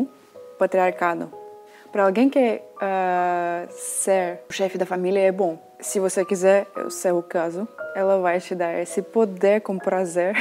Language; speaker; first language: Portuguese; non-native, fluent; Russian